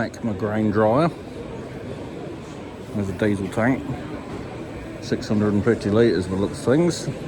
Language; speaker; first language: English; native; English